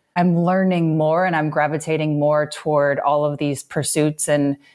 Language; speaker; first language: English; native; English